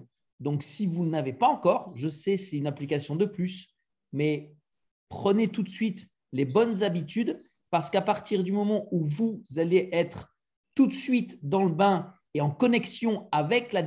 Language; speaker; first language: French; native; French